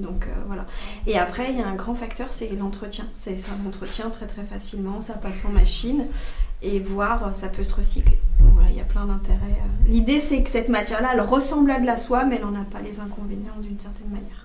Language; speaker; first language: French; native; French